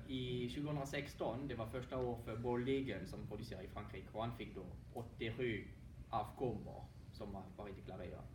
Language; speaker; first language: Swedish; non-native, fluent; French